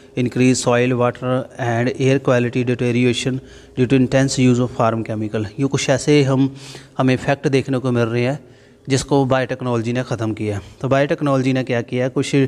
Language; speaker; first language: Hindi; non-native, local second language; Punjabi